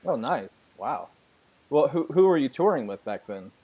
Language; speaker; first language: English; native; English